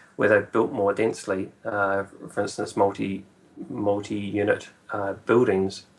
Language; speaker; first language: English; native; English